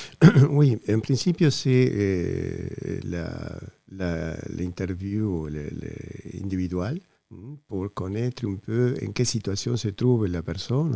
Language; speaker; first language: French; non-native, fluent; Spanish